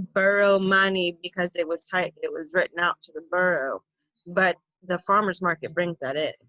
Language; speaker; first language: English; native; English